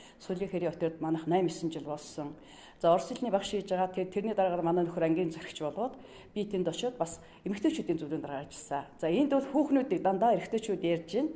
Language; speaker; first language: Mongolian; native; Mongolian